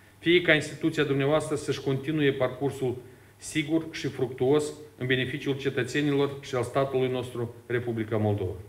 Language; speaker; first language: Romanian; native; Romanian